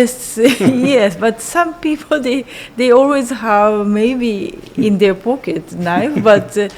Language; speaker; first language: English; non-native, learner; Japanese